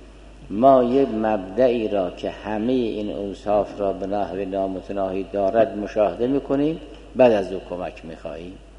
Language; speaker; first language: Persian; native; Persian